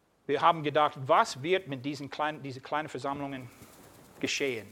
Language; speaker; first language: German; non-native, fluent; English